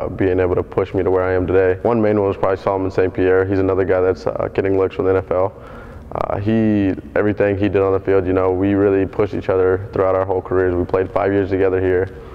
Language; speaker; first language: English; native; English